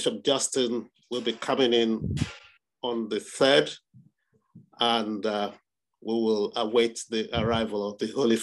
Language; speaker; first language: English; non-native, local second language; Igbo